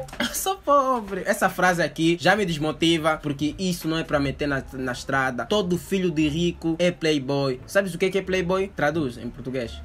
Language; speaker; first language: Portuguese; native; Portuguese